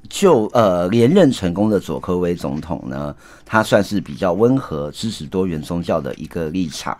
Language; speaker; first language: Chinese; native; Chinese